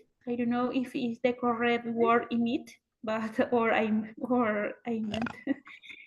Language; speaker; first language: English; non-native, learner; Spanish